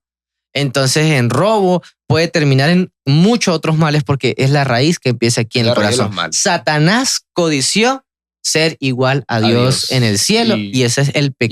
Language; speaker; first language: Spanish; native; Spanish